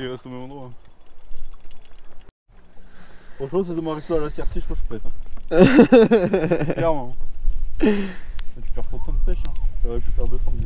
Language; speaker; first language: French; native; French